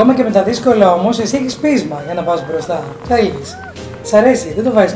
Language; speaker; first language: Greek; native; Greek